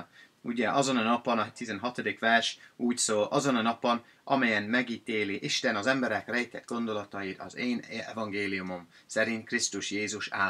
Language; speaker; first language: Hungarian; non-native, fluent; English